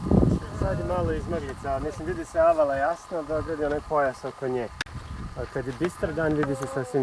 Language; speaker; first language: Croatian; native; Croatian